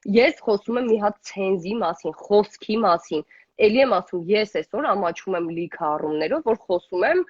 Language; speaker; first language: Armenian; native; Armenian